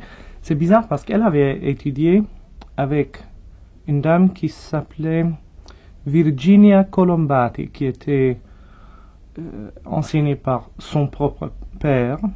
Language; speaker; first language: French; non-native, fluent; English